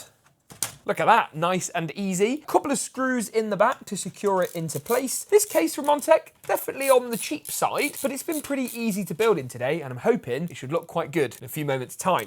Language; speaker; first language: English; native; English